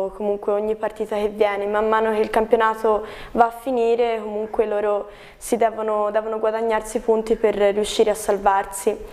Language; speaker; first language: Italian; native; Italian